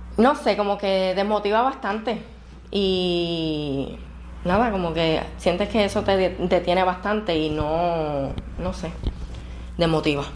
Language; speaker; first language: Spanish; native; Spanish